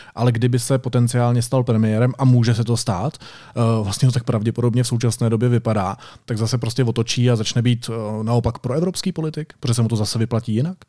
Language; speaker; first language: Czech; native; Czech